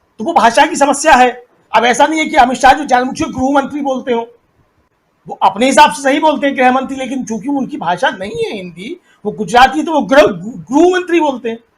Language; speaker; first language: Hindi; native; Hindi